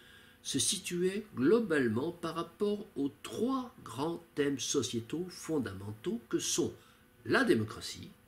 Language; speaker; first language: French; native; French